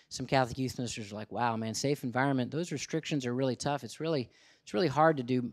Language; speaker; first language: English; native; English